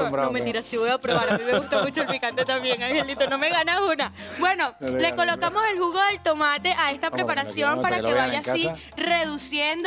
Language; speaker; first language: Spanish; native; Spanish